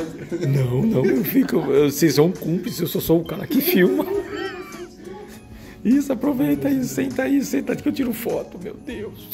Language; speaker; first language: Portuguese; native; Portuguese